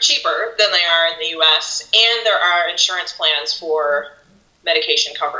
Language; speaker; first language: English; native; English